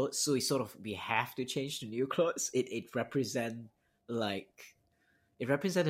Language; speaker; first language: English; non-native, local second language; Cantonese